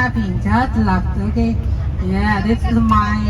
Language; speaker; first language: English; non-native, learner; Chinese